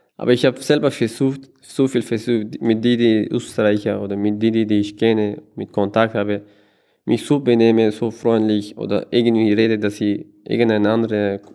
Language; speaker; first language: German; non-native, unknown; Persian